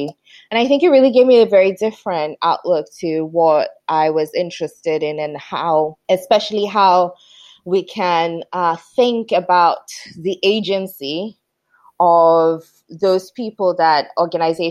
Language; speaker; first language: English; non-native, local second language; Yoruba